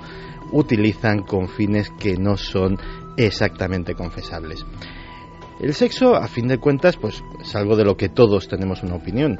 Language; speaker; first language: Spanish; native; Spanish